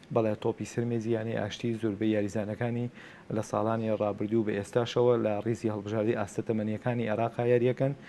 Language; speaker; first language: Central Kurdish; native; Central Kurdish